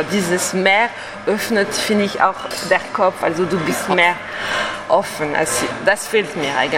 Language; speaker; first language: German; non-native, fluent; French